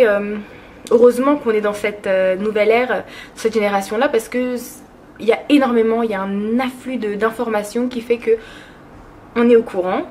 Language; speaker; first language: French; early bilingual, other home language; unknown